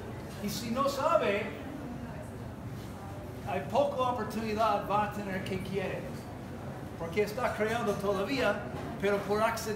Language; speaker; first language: Spanish; non-native, learner; English